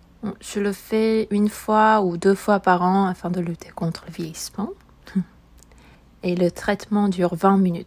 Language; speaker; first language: French; non-native, fluent; Korean